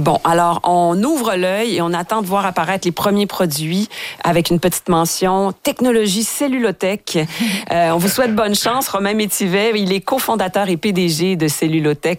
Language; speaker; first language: French; native; French